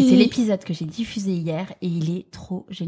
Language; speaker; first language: French; native; French